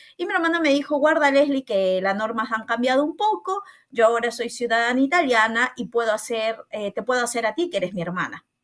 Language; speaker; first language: Spanish; native; Spanish